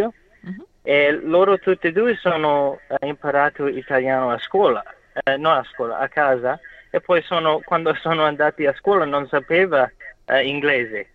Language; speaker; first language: Italian; non-native, learner; English